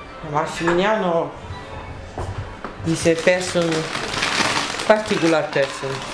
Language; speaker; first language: English; non-native, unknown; Italian